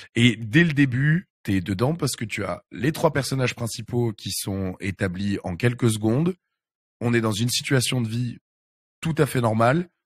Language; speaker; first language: French; native; French